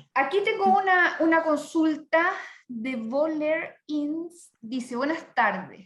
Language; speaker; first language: Spanish; native; Spanish